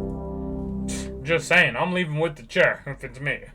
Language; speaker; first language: English; native; English